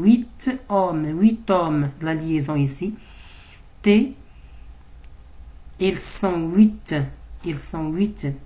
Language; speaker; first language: French; non-native, local second language; Arabic